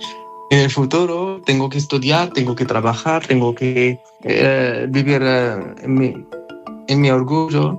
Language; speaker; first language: Spanish; non-native, learner; Arabic